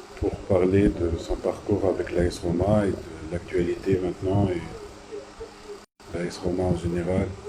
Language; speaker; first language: French; non-native, local second language; Arabic